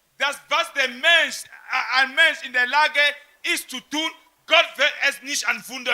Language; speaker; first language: German; non-native, fluent; French